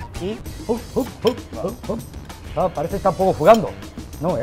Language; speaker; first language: Spanish; non-native, learner; Japanese